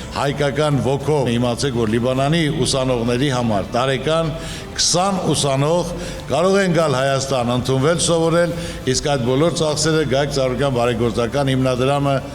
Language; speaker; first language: Armenian; native; Armenian